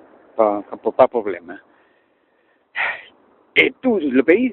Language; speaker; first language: French; non-native, learner; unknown